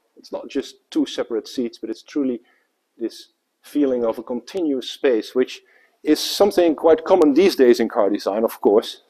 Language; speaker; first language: English; non-native, fluent; Dutch